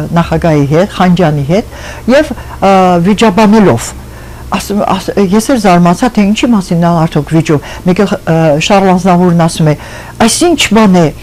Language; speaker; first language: Armenian; early bilingual, other home language; French